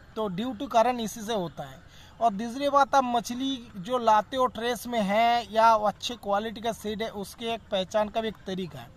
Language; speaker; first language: Hindi; non-native, local second language; Bangla